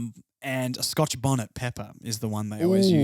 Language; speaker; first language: English; native; English